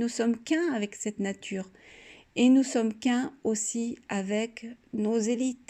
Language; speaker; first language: French; native; French